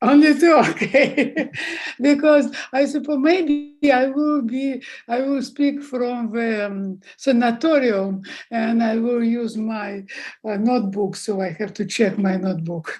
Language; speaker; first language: English; non-native, fluent; Russian